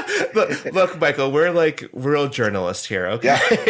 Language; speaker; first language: English; native; English